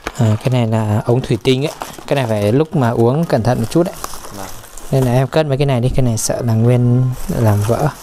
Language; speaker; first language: Vietnamese; non-native, local second language; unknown